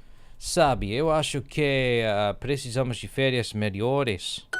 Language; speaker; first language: Portuguese; non-native, learner; English